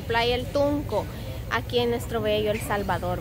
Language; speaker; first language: Spanish; native; Spanish